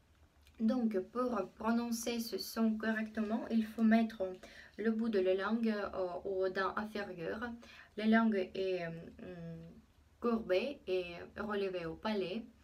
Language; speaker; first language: French; non-native, fluent; Russian